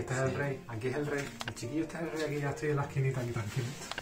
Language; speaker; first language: Spanish; native; Spanish